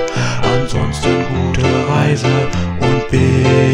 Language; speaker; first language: German; native; German